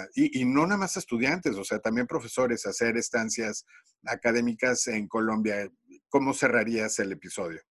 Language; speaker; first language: Spanish; native; Spanish